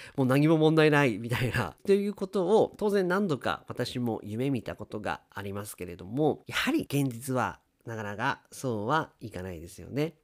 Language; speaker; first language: Japanese; native; Japanese